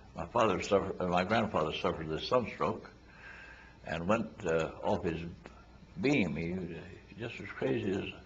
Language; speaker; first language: English; native; English